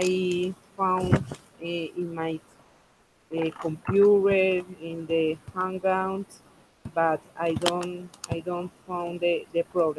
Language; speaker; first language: English; non-native, local second language; Spanish